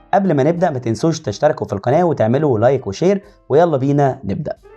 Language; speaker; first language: Arabic; native; Arabic